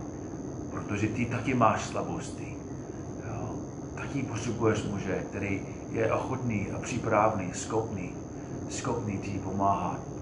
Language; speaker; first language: Czech; non-native, fluent; English